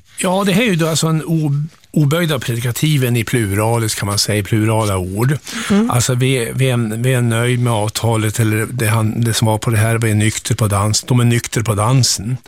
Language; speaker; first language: Swedish; native; Swedish